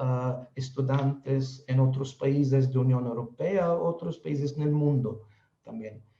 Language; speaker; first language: Spanish; non-native, fluent; Slovenian